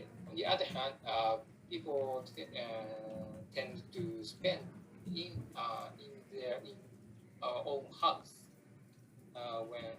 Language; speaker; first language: English; non-native, learner; Japanese